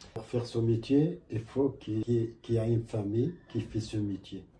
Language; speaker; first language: French; non-native, fluent; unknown